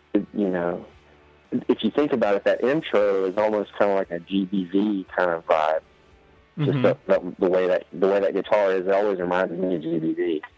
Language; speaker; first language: English; native; English